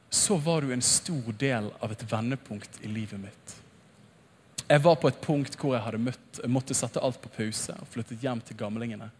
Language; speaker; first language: Norwegian; native; Norwegian